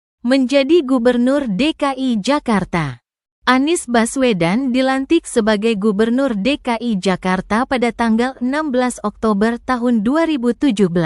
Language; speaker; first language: Indonesian; native; Indonesian